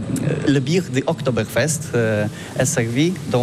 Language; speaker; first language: French; non-native, learner; Polish